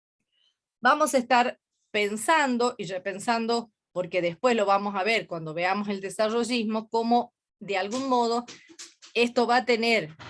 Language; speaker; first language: Spanish; native; Spanish